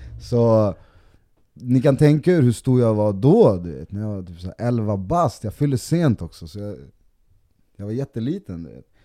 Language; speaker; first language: Swedish; early bilingual, other home language; Spanish